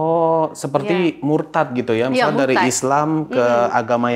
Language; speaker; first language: Indonesian; native; Indonesian